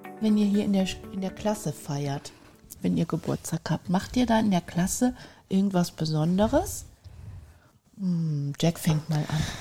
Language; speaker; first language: German; native; German